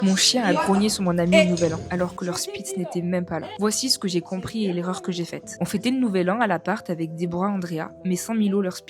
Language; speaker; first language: French; native; French